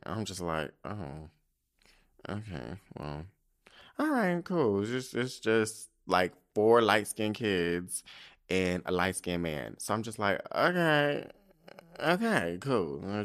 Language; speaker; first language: English; native; English